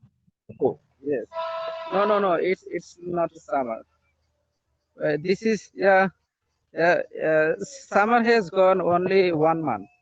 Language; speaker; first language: English; non-native, learner; Bangla